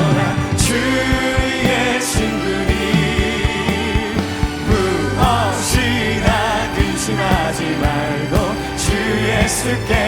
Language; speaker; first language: Korean; native; Korean